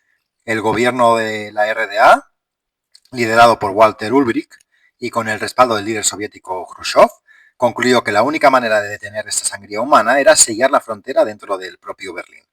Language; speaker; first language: Spanish; native; Spanish